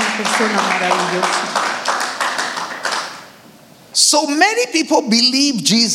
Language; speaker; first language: English; non-native, local second language; Akan